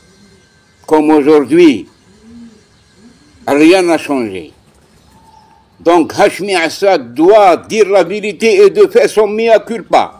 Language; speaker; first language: French; non-native, local second language; Kabyle